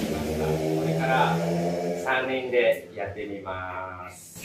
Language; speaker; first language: Japanese; non-native, fluent; Indonesian